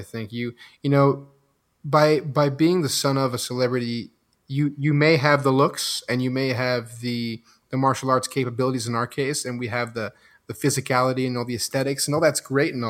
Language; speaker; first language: English; non-native, fluent; French